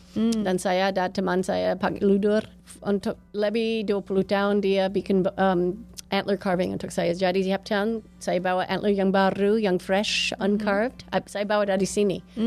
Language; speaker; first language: Indonesian; non-native, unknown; English